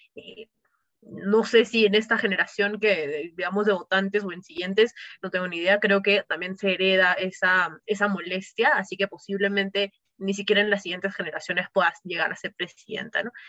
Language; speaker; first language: Spanish; native; Spanish